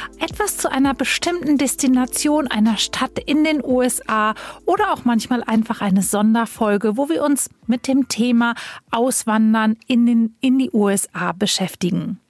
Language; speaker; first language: German; native; German